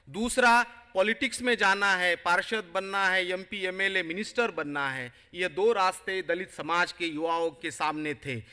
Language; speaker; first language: Hindi; non-native, local second language; Marathi